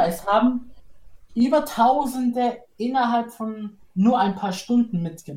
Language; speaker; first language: German; native; German